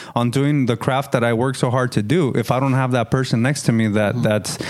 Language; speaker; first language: English; early bilingual, other home language; Spanish